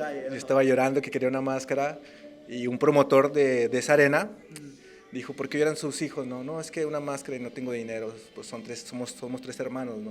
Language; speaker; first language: Spanish; native; Spanish